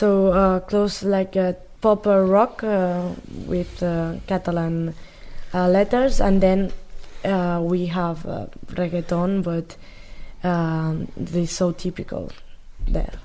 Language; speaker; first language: English; non-native, learner; Catalan